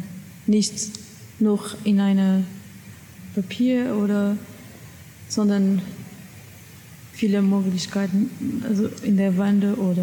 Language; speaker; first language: German; non-native, learner; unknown